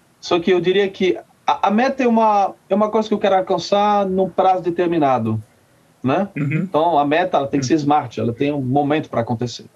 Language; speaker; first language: Portuguese; non-native, fluent; French